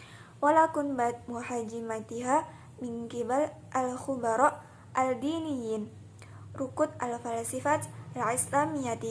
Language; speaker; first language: Arabic; non-native, learner; Indonesian